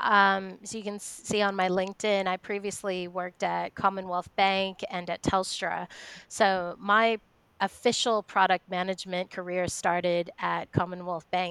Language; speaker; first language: English; native; English